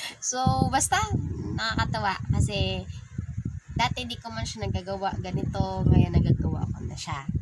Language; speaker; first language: Filipino; non-native, local second language; Bikol